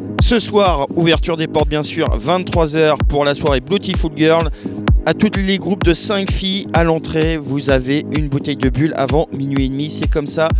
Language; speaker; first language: French; native; French